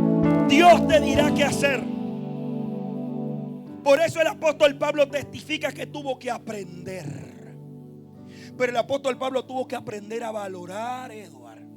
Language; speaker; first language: Spanish; native; Spanish